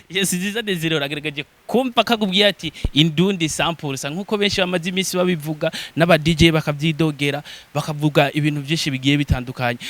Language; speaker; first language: Rundi; native; Rundi